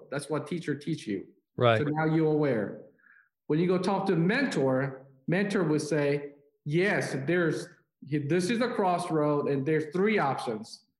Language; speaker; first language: English; non-native, fluent; Korean